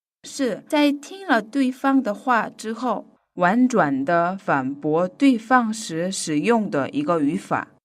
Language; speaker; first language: Chinese; non-native, fluent; Korean